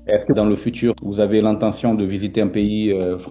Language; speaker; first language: French; non-native, fluent; Portuguese